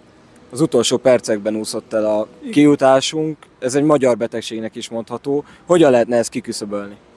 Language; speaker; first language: Hungarian; native; Hungarian